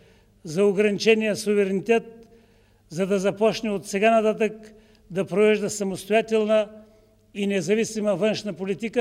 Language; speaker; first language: Bulgarian; native; Bulgarian